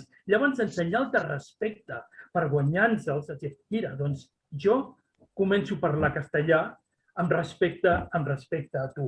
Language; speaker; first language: Catalan; non-native, local second language; Spanish